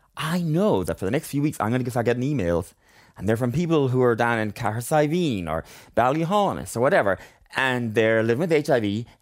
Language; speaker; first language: English; native; English